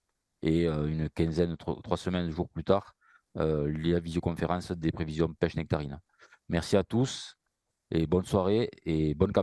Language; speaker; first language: French; native; French